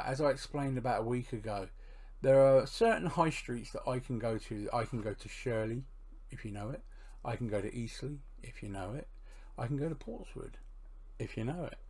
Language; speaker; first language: English; native; English